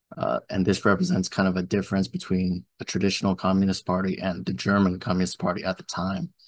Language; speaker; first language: English; native; English